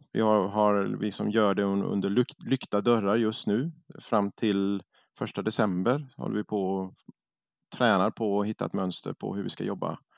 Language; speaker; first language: Swedish; native; Swedish